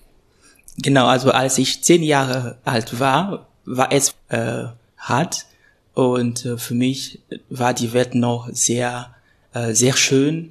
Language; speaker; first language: German; non-native, fluent; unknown